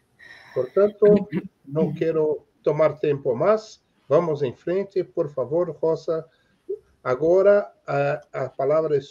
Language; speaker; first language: Spanish; non-native, fluent; Portuguese